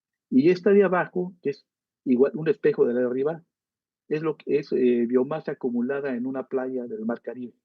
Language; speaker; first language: Spanish; native; Spanish